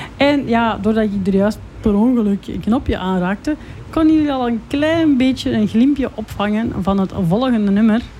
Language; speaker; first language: Dutch; native; Dutch